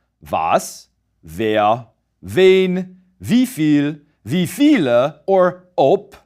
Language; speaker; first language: German; non-native, fluent; English